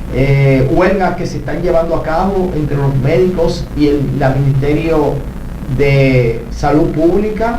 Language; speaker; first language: Spanish; native; Spanish